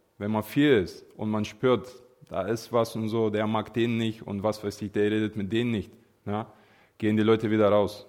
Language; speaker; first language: German; non-native, fluent; Bulgarian